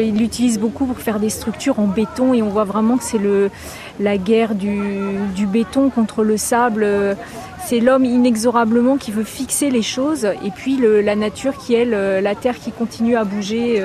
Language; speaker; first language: French; native; French